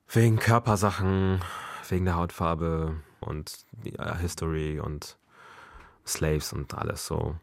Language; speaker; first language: German; early bilingual, other home language; Akan